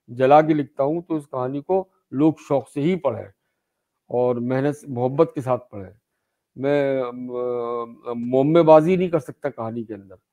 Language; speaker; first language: Urdu; native; Urdu